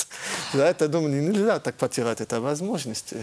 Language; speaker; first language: Russian; early bilingual, heritage; French